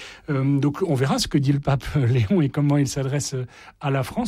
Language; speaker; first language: French; native; French